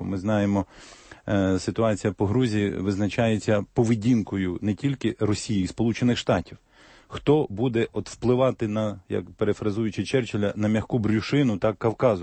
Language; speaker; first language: Ukrainian; native; Ukrainian